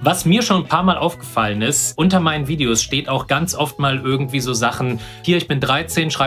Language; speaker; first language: German; native; German